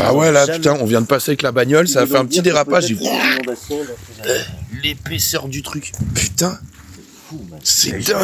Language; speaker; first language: French; native; French